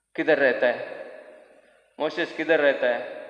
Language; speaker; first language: Hindi; non-native, local second language; Kannada